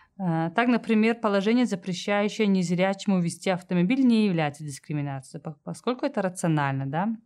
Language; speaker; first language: Russian; non-native, local second language; Tajik